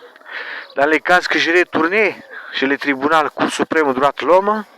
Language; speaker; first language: French; non-native, learner; Romanian